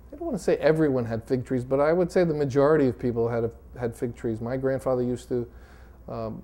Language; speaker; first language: English; native; English